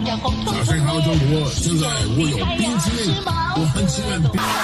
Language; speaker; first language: Chinese; non-native, learner; English